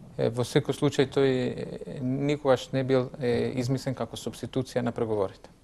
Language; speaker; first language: Macedonian; non-native, local second language; Albanian